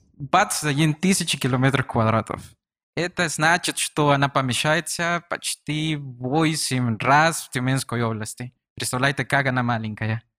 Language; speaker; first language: Russian; non-native, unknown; Spanish